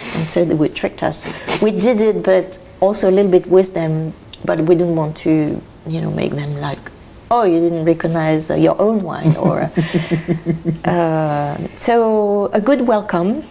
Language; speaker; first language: English; non-native, fluent; French